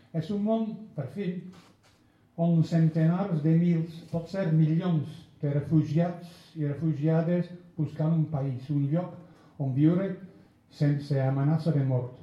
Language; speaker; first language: Catalan; non-native, fluent; English